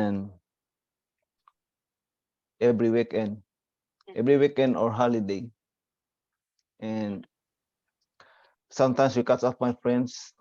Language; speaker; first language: English; non-native, learner; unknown